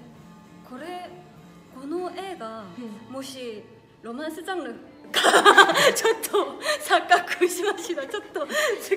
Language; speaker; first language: Japanese; non-native, fluent; Korean